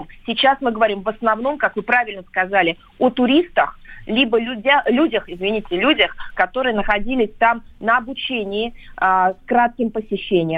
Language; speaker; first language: Russian; native; Russian